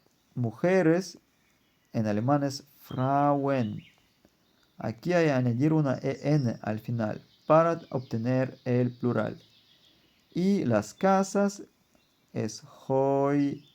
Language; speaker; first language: Spanish; non-native, fluent; German